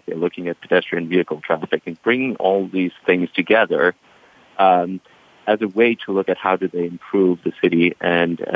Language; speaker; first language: English; non-native, fluent; Danish